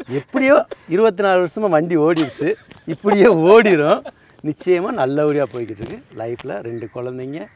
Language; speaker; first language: Tamil; native; Tamil